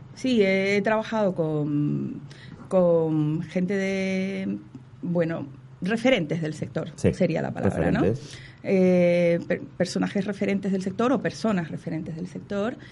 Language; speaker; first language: Spanish; native; Spanish